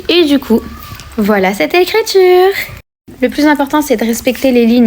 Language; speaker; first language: French; native; French